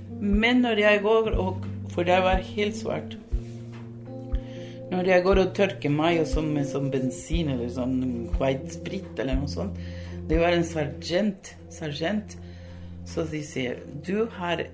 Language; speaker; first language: Norwegian; early bilingual, other home language; Spanish